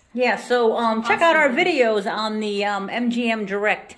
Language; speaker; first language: English; native; English